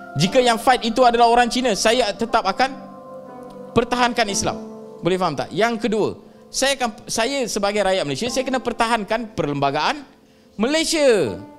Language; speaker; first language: Malay; non-native, local second language; Tamil